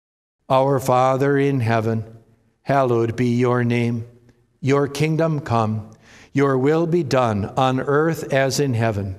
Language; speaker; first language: English; native; English